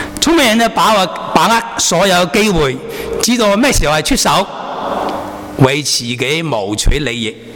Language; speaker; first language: Chinese; non-native, local second language; Cantonese